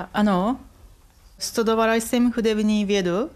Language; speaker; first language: Czech; non-native, fluent; Japanese